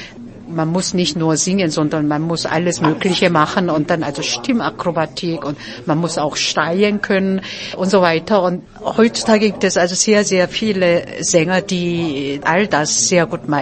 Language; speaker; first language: German; non-native, fluent; Korean